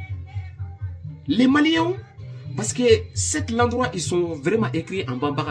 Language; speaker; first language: French; non-native, local second language; Bambara